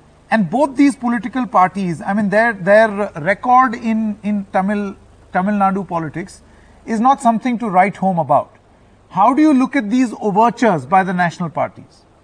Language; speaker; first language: English; non-native, local second language; Hindi